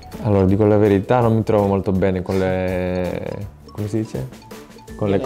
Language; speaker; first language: Italian; non-native, fluent; Greek